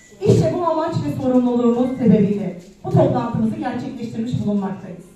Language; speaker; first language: Turkish; native; Turkish